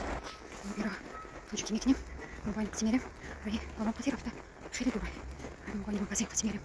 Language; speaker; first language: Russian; non-native, learner; Tajik